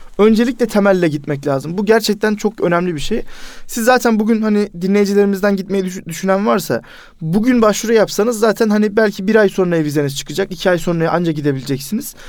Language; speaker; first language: Turkish; native; Turkish